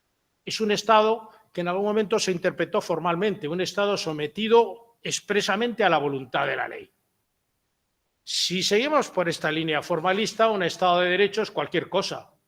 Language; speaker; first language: Spanish; native; Spanish